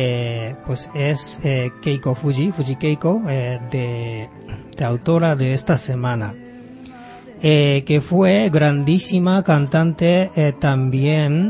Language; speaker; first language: Spanish; non-native, fluent; Japanese